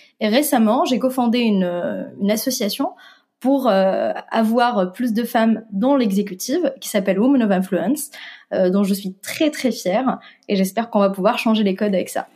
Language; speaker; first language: French; non-native, local second language; Arabic